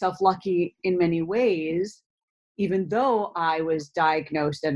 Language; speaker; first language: English; native; English